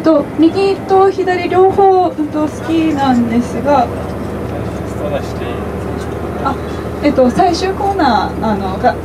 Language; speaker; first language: Japanese; non-native, fluent; French